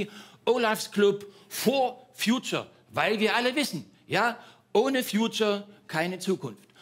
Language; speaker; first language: German; native; German